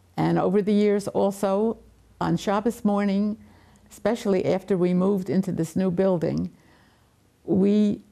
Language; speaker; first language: English; native; English